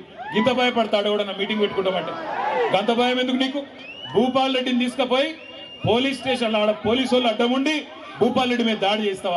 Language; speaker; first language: Telugu; native; Telugu